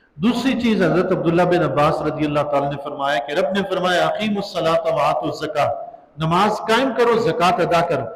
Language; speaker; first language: Urdu; non-native, local second language; Northern Hindko